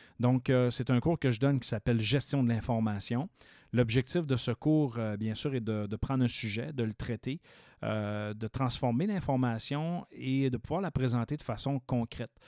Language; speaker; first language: French; native; French